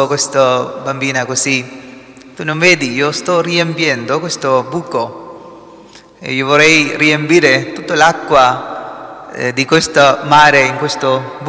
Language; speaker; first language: Italian; non-native, fluent; Malayalam